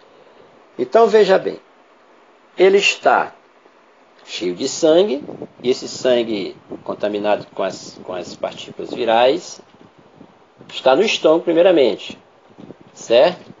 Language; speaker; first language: Portuguese; native; Portuguese